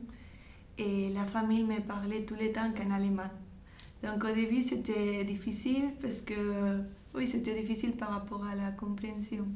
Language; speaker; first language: French; non-native, fluent; Spanish